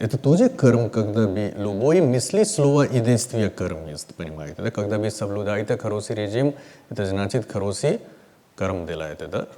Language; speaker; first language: Russian; non-native, learner; Hindi